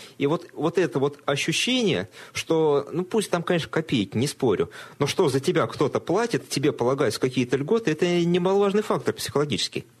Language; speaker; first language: Russian; native; Russian